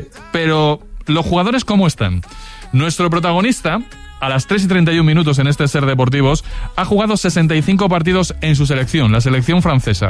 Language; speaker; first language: Spanish; native; Spanish